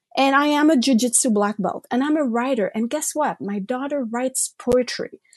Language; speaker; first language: English; non-native, fluent; French